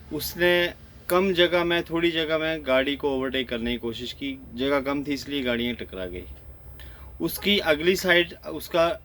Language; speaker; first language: Hindi; native; Hindi